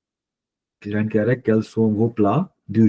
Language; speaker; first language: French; non-native, fluent; Punjabi